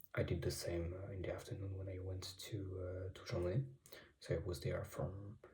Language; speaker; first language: English; non-native, fluent; French